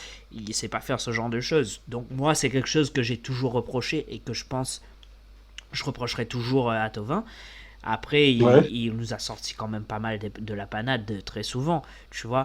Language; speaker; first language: French; native; French